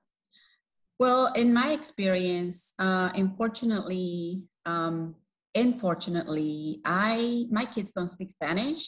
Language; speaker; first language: English; non-native, fluent; Spanish